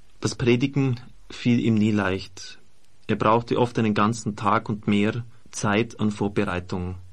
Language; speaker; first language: German; native; German